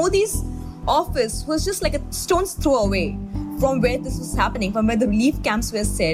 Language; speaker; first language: English; non-native, local second language; Urdu